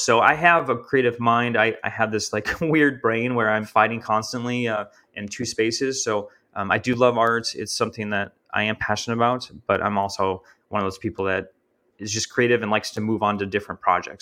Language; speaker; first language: English; native; English